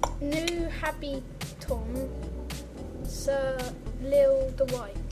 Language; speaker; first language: French; non-native, learner; English